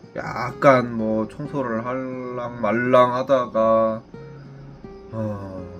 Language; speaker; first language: Korean; native; Korean